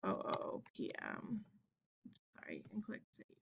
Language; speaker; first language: English; native; English